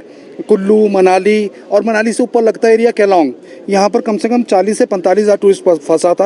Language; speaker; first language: Hindi; native; Hindi